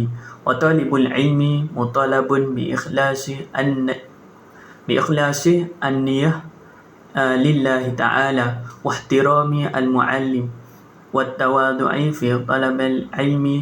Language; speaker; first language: Arabic; non-native, learner; Malay